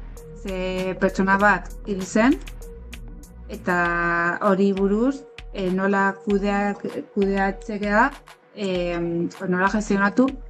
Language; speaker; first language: Basque; non-native, learner; Spanish